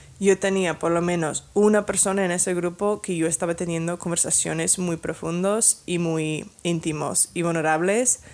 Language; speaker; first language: Spanish; non-native, fluent; English